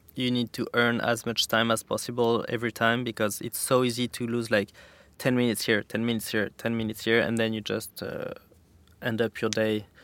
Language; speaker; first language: English; non-native, fluent; French